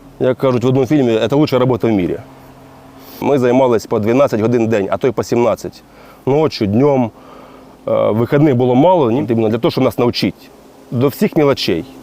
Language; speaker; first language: Ukrainian; non-native, local second language; Russian